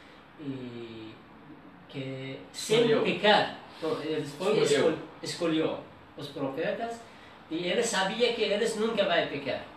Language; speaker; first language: Portuguese; non-native, learner; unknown